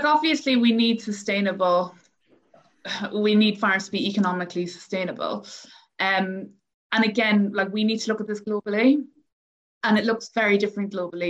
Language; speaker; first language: English; native; English